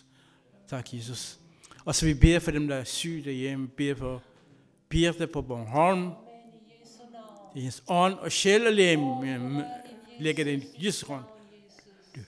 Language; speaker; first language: Danish; non-native, fluent; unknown